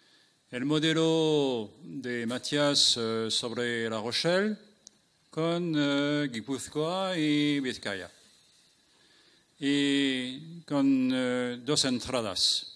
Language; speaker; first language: Spanish; non-native, fluent; French